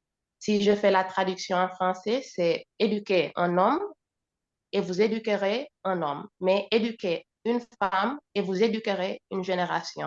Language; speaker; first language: French; non-native, fluent; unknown